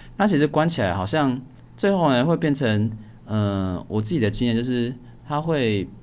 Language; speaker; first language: Chinese; native; Chinese